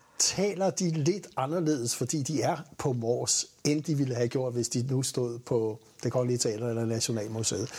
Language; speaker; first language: Danish; native; Danish